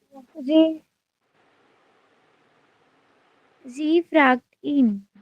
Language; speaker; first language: German; non-native, learner; Hindi